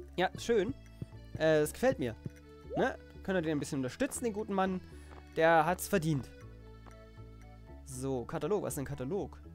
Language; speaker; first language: German; native; German